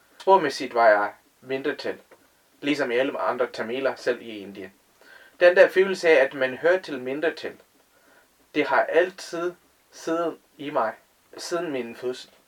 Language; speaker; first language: Danish; non-native, fluent; Tamil